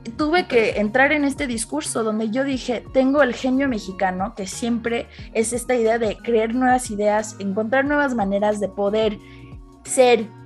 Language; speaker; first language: Spanish; early bilingual, heritage; Spanish